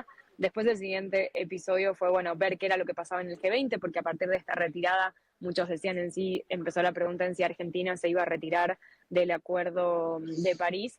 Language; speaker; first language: Spanish; native; Spanish